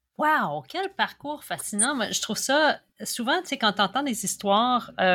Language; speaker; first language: French; native; French